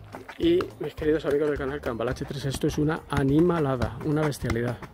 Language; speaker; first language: Spanish; native; Spanish